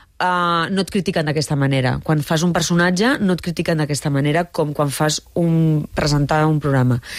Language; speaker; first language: Catalan; non-native, local second language; Spanish